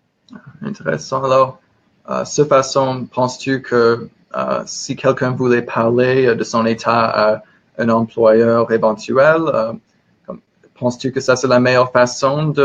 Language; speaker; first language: French; non-native, learner; English